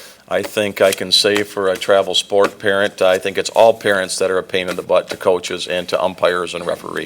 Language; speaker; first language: English; native; English